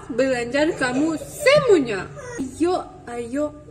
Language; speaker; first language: Indonesian; non-native, learner; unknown